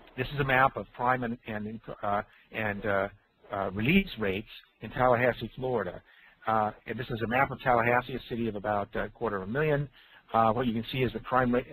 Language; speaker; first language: English; native; English